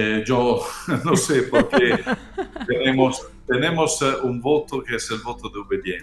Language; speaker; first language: Spanish; non-native, fluent; Italian